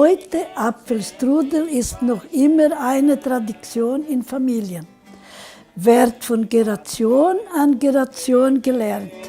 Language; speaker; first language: German; early bilingual, heritage; Portuguese